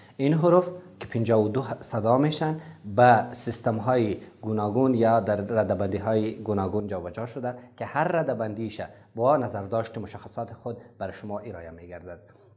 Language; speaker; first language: Persian; non-native, local second language; Pashto